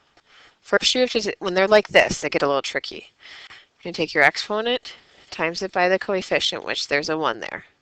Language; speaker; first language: English; native; English